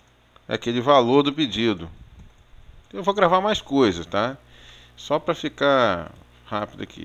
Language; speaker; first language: Portuguese; native; Portuguese